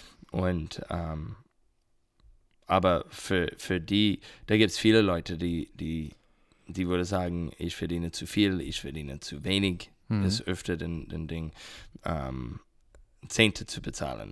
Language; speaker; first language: German; non-native, learner; English